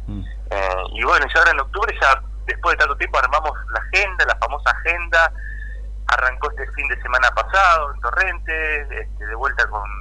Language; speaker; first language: Spanish; native; Spanish